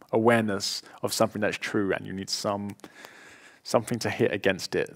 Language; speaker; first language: English; native; English